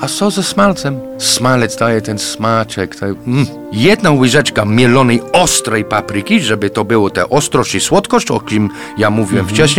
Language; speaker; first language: Polish; non-native, fluent; English